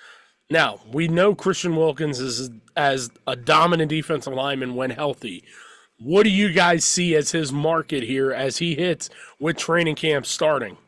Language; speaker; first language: English; native; English